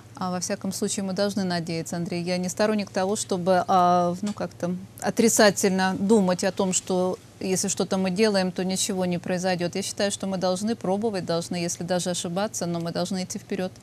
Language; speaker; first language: Russian; native; Russian